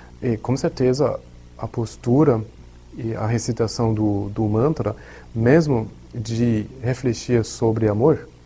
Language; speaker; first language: Portuguese; non-native, learner; German